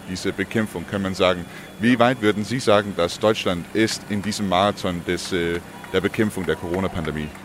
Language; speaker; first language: German; non-native, fluent; Danish